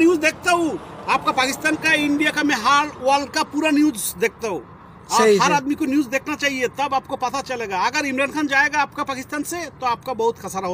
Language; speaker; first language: Hindi; non-native, fluent; Bangla